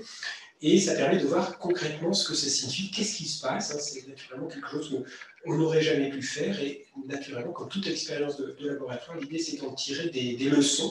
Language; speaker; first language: French; native; French